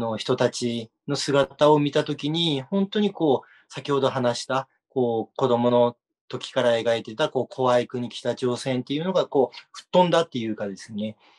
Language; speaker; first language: Japanese; native; Japanese